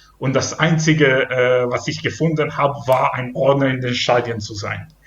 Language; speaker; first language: German; non-native, fluent; Hebrew